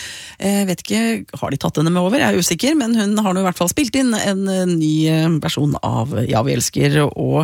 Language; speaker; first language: Norwegian; native; Norwegian